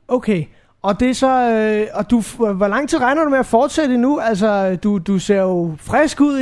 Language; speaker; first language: Danish; native; Danish